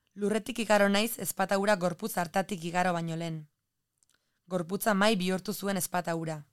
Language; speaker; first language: Basque; native; Basque